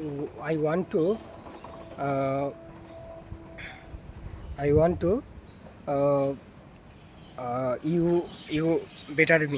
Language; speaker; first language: English; non-native, learner; Bangla